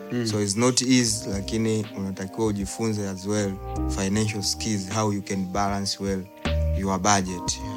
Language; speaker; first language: English; non-native, local second language; Swahili